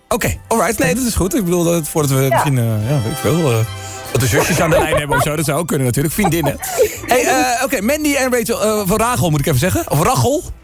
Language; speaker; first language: Dutch; native; Dutch